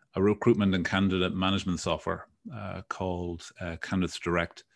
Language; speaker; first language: English; native; English